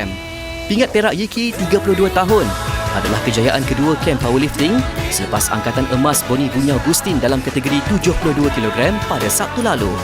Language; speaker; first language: Malay; native; Malay